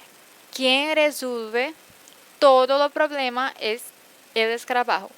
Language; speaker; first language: Spanish; non-native, fluent; Portuguese